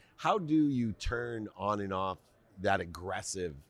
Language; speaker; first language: English; native; English